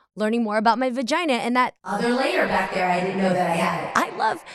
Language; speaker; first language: English; early bilingual, other home language; Vietnamese